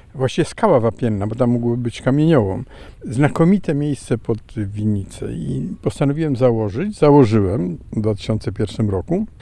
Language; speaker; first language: Polish; native; Polish